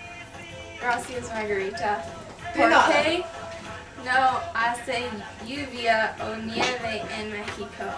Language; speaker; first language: Spanish; non-native, learner; English